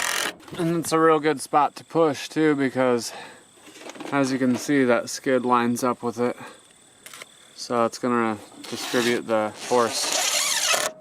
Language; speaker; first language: English; native; English